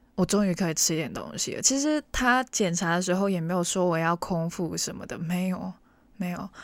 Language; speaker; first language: Chinese; non-native, local second language; Cantonese